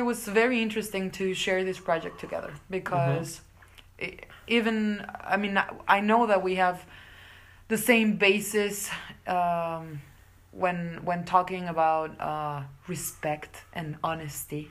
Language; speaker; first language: English; non-native, fluent; Spanish